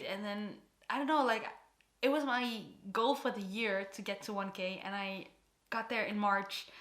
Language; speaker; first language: English; non-native, fluent; Portuguese